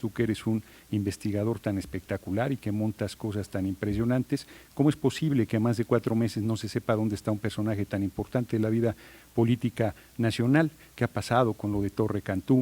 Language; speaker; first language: Spanish; native; Spanish